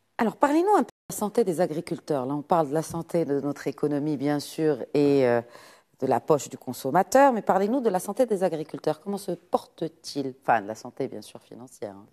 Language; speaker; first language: French; non-native, local second language; Arabic